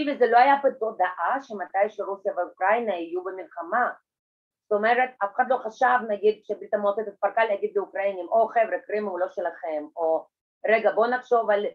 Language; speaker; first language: Hebrew; non-native, fluent; Russian